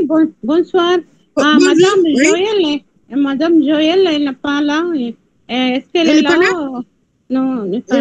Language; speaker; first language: French; non-native, learner; Tamil